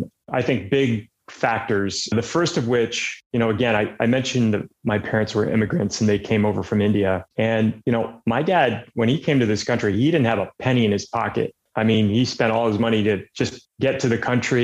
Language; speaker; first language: English; native; English